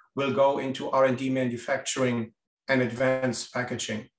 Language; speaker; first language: English; non-native, fluent; German